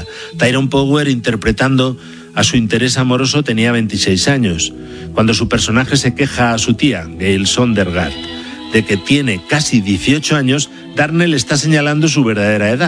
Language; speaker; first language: Spanish; native; Spanish